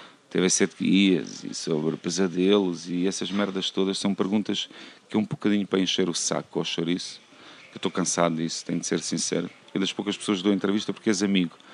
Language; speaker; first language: Portuguese; non-native, fluent; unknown